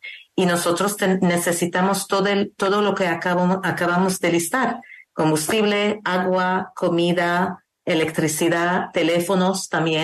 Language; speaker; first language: Spanish; non-native, learner; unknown